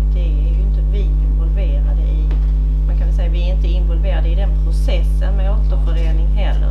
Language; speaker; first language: Swedish; native; Swedish